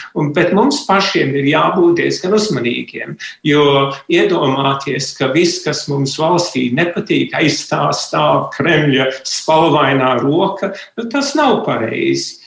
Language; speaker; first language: Latvian; early bilingual, heritage; Latvian